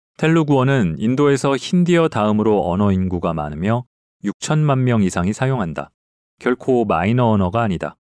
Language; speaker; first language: Korean; native; Korean